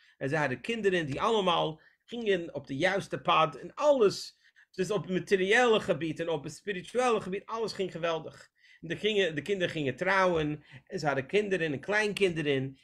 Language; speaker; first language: Dutch; non-native, fluent; English